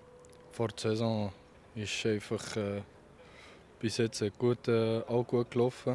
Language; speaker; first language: German; non-native, local second language; French